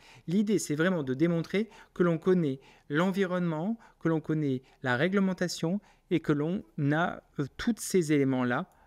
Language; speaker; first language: French; native; French